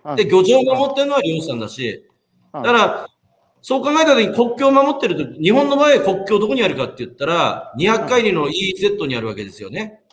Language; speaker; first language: Japanese; native; Japanese